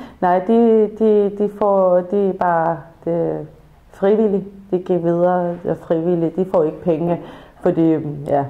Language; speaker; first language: Danish; non-native, learner; Persian